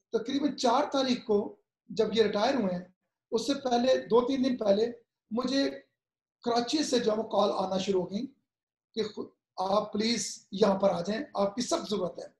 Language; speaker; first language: Urdu; native; Urdu